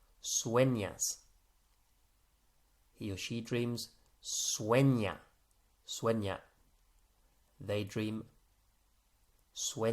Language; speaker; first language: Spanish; non-native, fluent; English